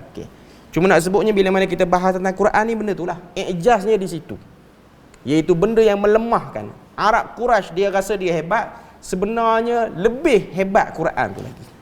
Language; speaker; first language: Malay; native; Malay